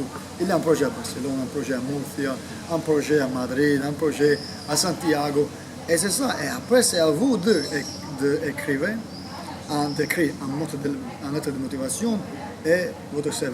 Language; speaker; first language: French; non-native, fluent; Croatian